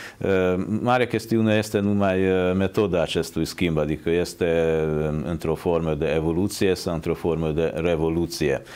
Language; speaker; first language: Romanian; non-native, fluent; Hungarian